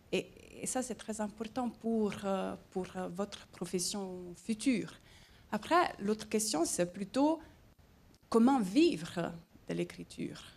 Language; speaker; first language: French; non-native, fluent; Italian